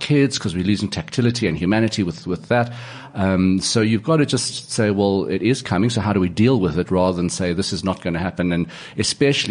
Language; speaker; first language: English; native; English